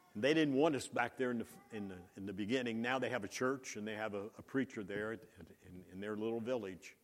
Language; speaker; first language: English; native; English